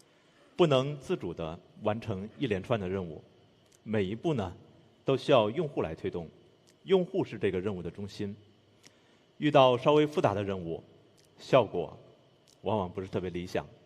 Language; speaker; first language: Chinese; native; Chinese